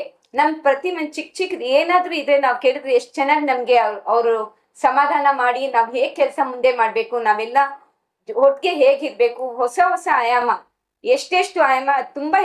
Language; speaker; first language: Kannada; non-native, local second language; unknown